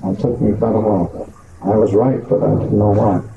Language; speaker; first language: English; native; English